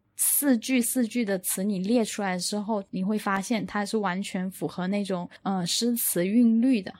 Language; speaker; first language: Chinese; non-native, local second language; Min Nan Chinese